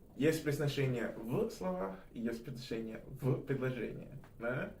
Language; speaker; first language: Russian; non-native, fluent; English